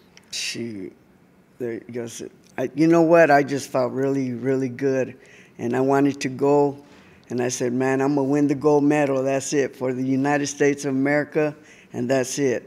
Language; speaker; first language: English; early bilingual, other home language; Spanish